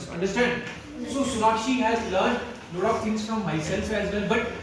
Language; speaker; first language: English; non-native, local second language; Hindi